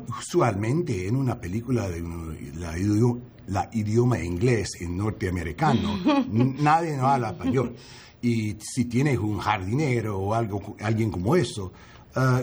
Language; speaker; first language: Spanish; non-native, learner; English